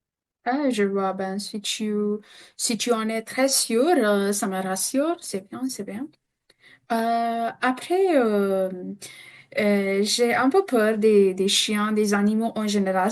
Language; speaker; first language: French; non-native, fluent; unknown